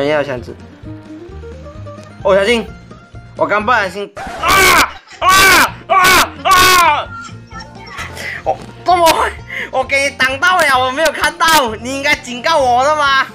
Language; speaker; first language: Chinese; native; Chinese